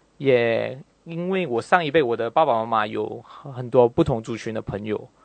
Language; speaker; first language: Chinese; native; Chinese